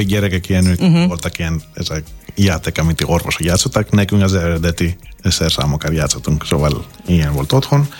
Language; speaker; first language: Hungarian; non-native, learner; Greek